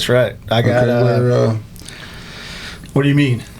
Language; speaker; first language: English; native; English